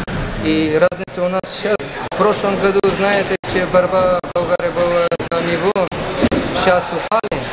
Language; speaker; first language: Russian; non-native, learner; Bulgarian